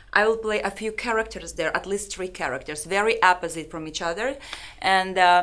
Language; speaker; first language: English; non-native, fluent; Russian